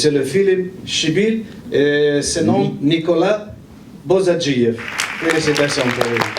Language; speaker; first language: French; non-native, learner; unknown